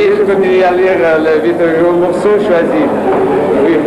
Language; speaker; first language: French; non-native, fluent; Portuguese